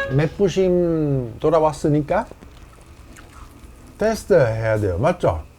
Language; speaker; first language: Korean; non-native, learner; Italian